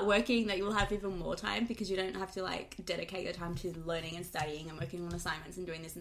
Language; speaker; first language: English; non-native, local second language; Spanish